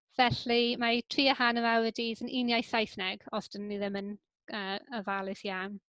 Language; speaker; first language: Welsh; non-native, local second language; English